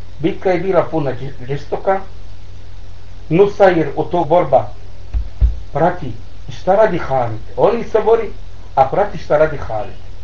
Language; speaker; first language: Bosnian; non-native, learner; Arabic